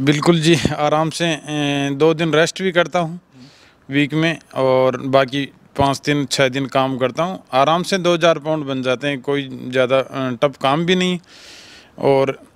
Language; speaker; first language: Hindi; non-native, local second language; Punjabi